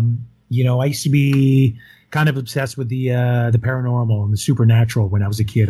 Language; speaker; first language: English; native; English